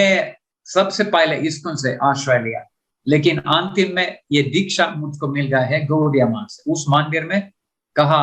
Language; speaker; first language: Hindi; non-native, learner; Finnish